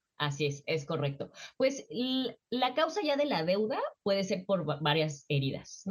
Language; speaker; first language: Spanish; native; Spanish